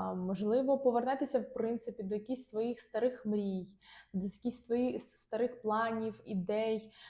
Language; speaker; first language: Ukrainian; non-native, local second language; Russian